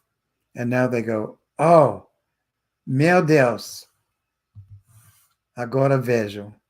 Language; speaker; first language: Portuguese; non-native, fluent; English